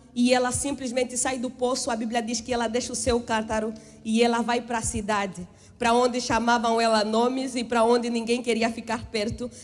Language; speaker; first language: Portuguese; native; Portuguese